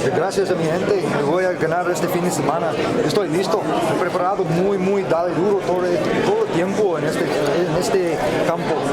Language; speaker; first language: Spanish; non-native, learner; English